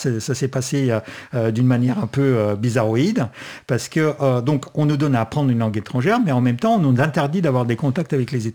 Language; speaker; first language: French; non-native, fluent; Russian